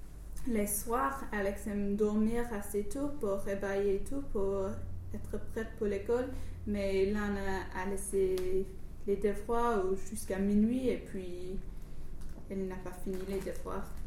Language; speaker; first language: French; non-native, learner; English